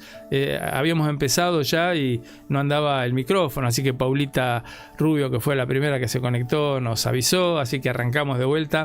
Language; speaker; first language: Spanish; native; Spanish